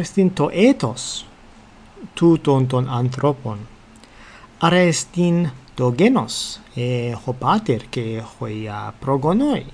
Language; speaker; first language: Greek; non-native, fluent; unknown